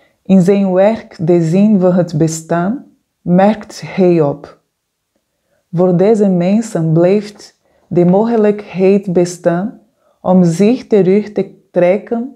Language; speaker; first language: Dutch; non-native, fluent; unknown